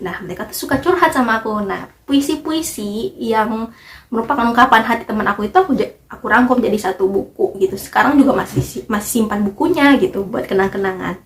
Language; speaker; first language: Indonesian; native; Indonesian